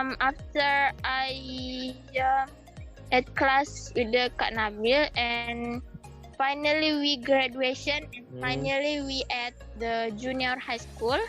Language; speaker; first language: English; non-native, learner; Indonesian